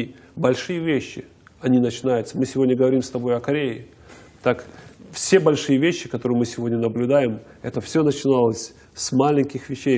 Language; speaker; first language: Russian; native; Russian